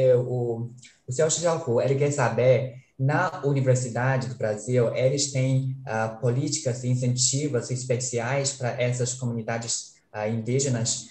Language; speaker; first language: Portuguese; non-native, fluent; Chinese